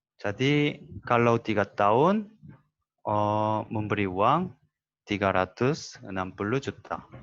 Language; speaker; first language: Indonesian; non-native, learner; Korean